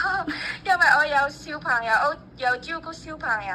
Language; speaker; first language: Cantonese; non-native, learner; Indonesian